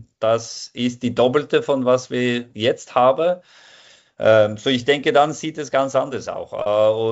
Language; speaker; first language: German; non-native, fluent; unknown